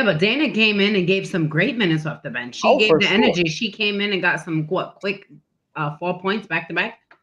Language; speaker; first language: English; native; English